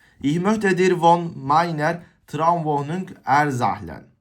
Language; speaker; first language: German; non-native, learner; Turkish